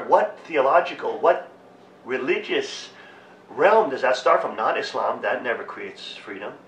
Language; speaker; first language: English; native; English